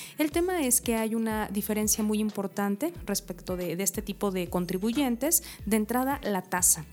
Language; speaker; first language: Spanish; native; Spanish